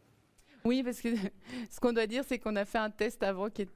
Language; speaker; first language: French; native; French